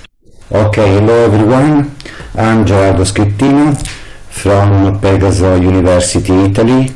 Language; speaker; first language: English; non-native, learner; Italian